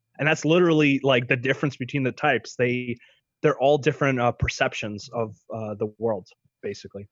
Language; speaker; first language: English; early bilingual, other home language; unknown